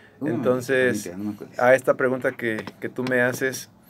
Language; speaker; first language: Spanish; native; Spanish